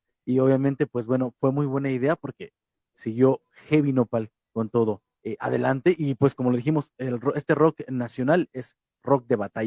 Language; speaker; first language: Spanish; native; Spanish